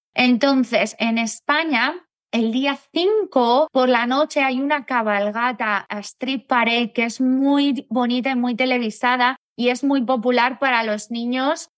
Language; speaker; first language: Spanish; native; Spanish